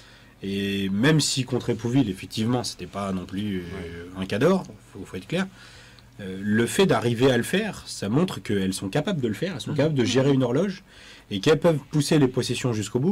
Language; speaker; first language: French; native; French